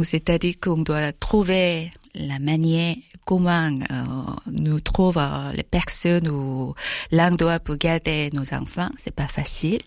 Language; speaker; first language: French; non-native, learner; Korean